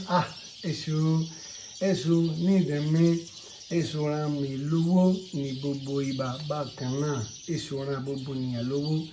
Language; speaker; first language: Yoruba; non-native, learner; Spanish